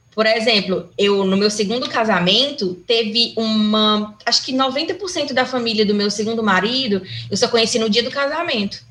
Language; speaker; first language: Portuguese; native; Portuguese